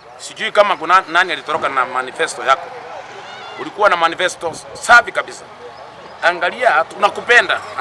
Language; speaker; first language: Swahili; non-native, local second language; Gusii